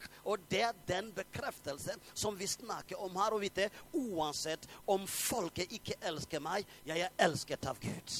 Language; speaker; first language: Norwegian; non-native, fluent; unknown